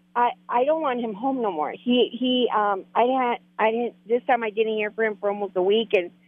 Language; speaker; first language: English; non-native, fluent; Spanish